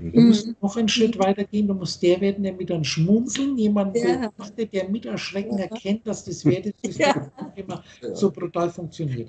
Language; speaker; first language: German; native; German